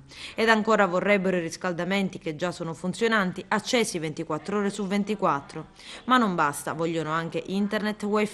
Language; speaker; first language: Italian; native; Italian